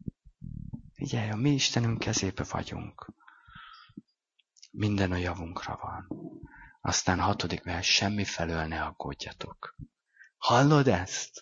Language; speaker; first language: Hungarian; native; Hungarian